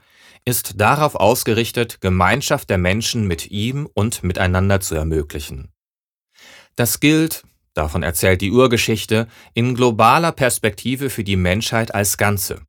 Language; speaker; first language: German; native; German